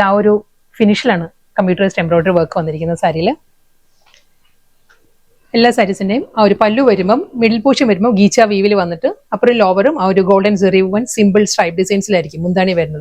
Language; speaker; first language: Malayalam; native; Malayalam